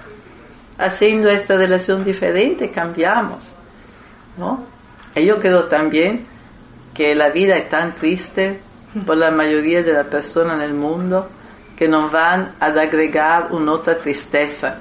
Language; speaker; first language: Spanish; non-native, fluent; Italian